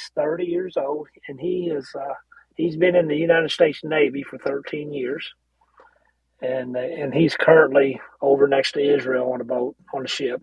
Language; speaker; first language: English; native; English